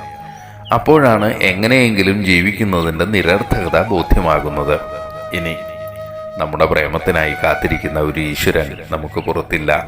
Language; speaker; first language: Malayalam; native; Malayalam